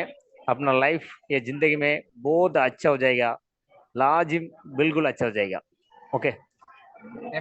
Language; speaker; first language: Hindi; non-native, local second language; Tamil